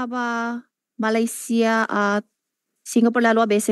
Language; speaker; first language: Filipino; non-native, learner; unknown